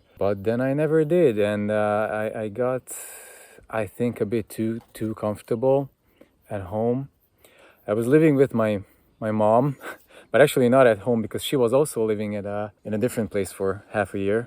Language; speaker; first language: English; non-native, fluent; Hungarian